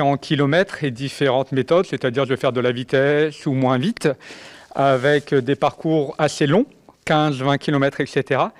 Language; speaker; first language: French; native; French